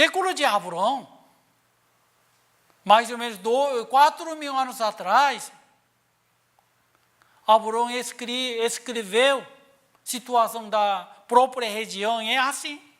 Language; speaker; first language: Portuguese; non-native, learner; Korean